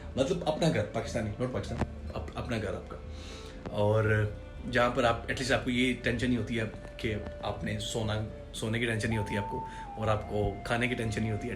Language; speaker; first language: Urdu; non-native, local second language; Punjabi